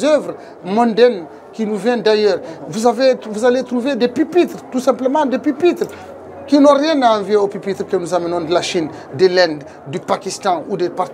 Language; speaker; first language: French; non-native, local second language; Tamasheq